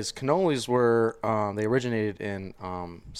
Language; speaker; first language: English; native; English